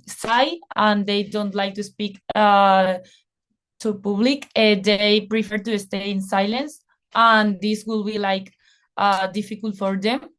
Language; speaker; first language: English; non-native, fluent; Spanish